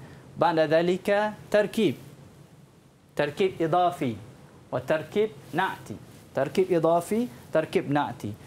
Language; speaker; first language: Arabic; non-native, fluent; Malay